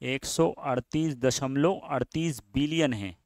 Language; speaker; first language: Hindi; native; Hindi